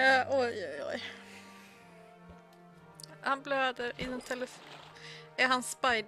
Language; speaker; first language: Swedish; native; Swedish